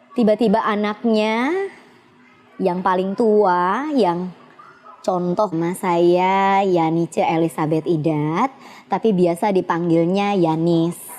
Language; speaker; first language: Indonesian; native; Indonesian